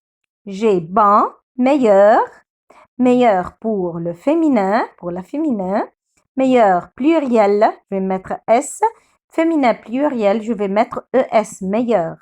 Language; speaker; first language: French; non-native, fluent; Arabic